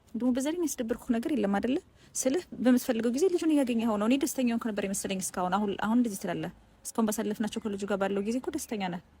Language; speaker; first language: Amharic; early bilingual, heritage; Amharic